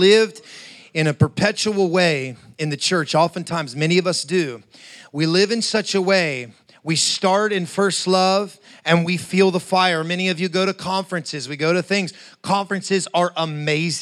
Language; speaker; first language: English; native; English